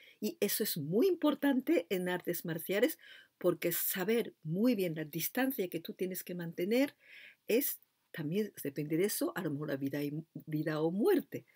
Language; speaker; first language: Spanish; non-native, fluent; Japanese